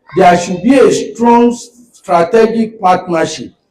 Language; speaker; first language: English; non-native, local second language; Yoruba